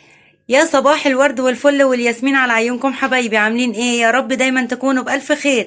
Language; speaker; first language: Arabic; native; Arabic